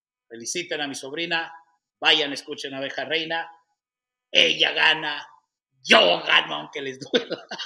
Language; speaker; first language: Spanish; early bilingual, heritage; Spanish